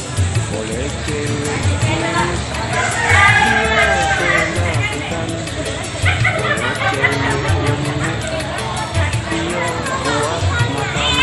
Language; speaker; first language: Malay; native; Malay